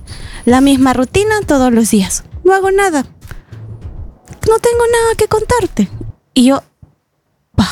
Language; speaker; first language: Spanish; native; Spanish